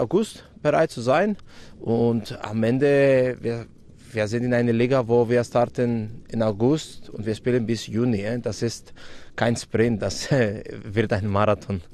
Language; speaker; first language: German; non-native, fluent; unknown